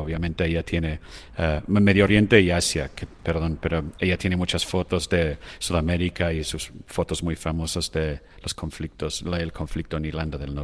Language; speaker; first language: Spanish; non-native, fluent; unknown